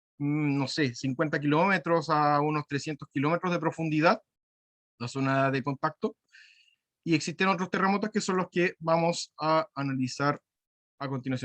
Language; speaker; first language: Spanish; native; Spanish